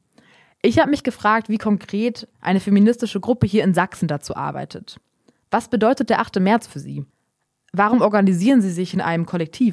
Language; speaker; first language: German; native; German